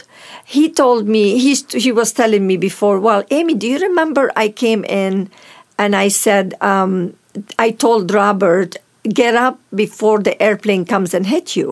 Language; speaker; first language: English; non-native, fluent; Arabic